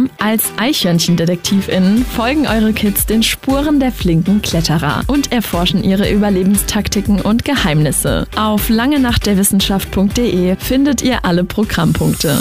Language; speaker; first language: German; native; German